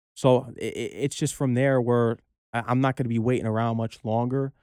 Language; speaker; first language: English; native; English